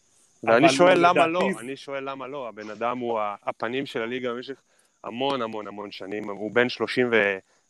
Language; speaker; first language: Hebrew; native; Hebrew